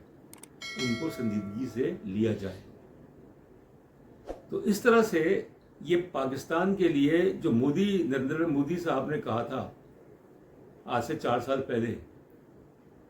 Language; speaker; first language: Urdu; native; Urdu